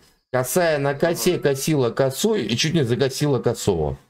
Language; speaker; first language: Russian; native; Russian